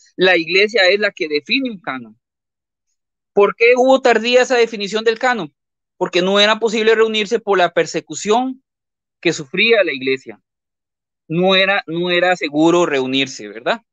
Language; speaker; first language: Spanish; native; Spanish